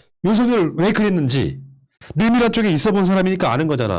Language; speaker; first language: Korean; native; Korean